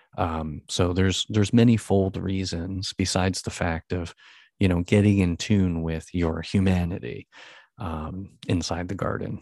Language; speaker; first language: English; native; English